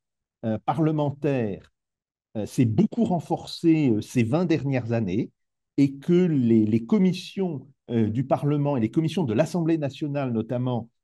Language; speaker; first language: French; native; French